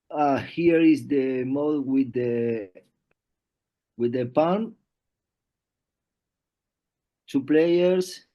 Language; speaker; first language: English; non-native, learner; Spanish